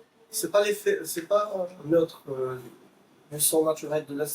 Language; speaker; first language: French; non-native, local second language; Arabic